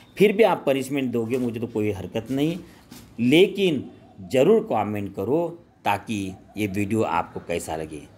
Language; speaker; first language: Hindi; non-native, local second language; Marathi